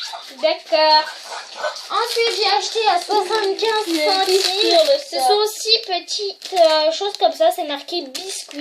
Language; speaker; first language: French; native; French